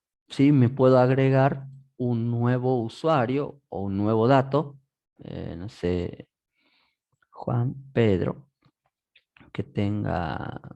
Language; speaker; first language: Spanish; native; Spanish